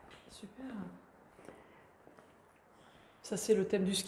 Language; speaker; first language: French; native; French